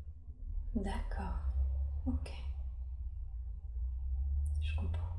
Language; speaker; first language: French; native; French